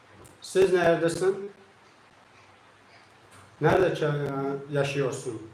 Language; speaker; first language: Turkish; non-native, learner; Tajik